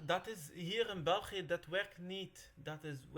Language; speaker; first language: Dutch; non-native, learner; Arabic